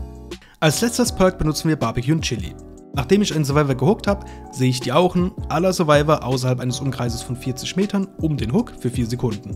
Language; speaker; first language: German; native; German